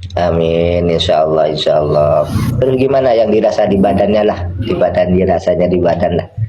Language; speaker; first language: Indonesian; non-native, local second language; Madurese